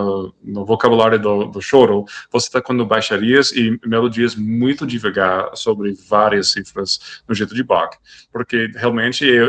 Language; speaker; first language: Portuguese; non-native, fluent; English